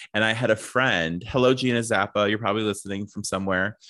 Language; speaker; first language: English; native; English